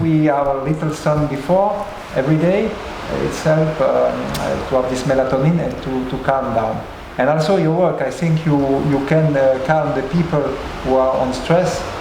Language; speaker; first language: English; non-native, learner; French